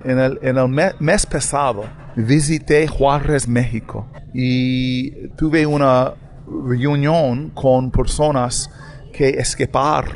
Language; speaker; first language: Spanish; non-native, learner; English